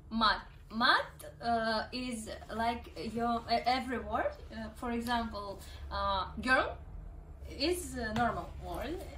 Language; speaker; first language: English; non-native, learner; Russian